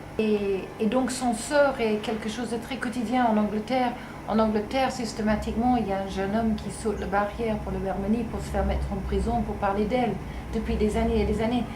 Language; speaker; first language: French; non-native, fluent; English